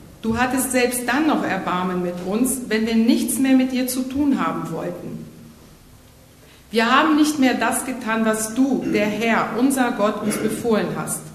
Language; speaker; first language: German; native; German